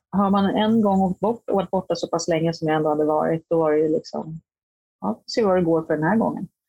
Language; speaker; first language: Swedish; native; Swedish